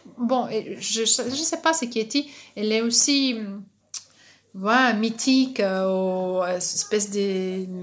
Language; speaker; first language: French; non-native, fluent; Portuguese